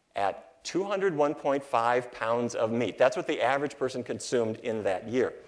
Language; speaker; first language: English; native; English